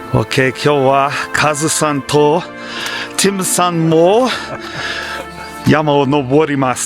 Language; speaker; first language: Japanese; non-native, learner; English